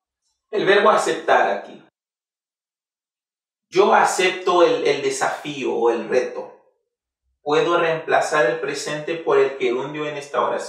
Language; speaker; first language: Spanish; non-native, fluent; Haitian Creole